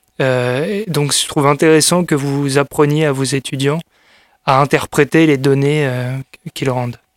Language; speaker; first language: French; native; French